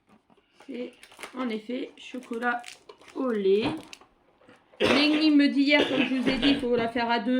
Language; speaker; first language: French; native; French